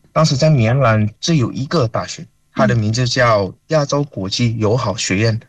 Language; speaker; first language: Chinese; non-native, fluent; Min Nan Chinese